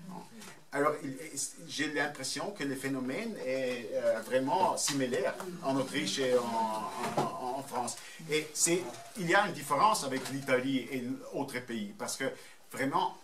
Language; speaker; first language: French; non-native, fluent; German